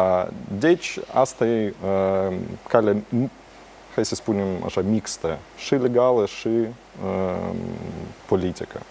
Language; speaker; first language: Romanian; non-native, local second language; Russian